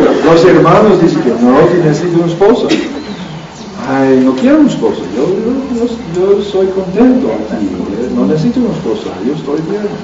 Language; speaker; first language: Spanish; non-native, learner; English